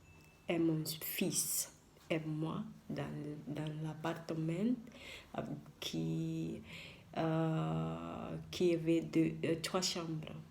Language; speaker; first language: French; non-native, learner; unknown